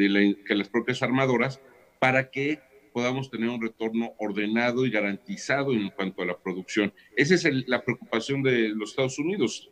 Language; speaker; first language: Spanish; native; Spanish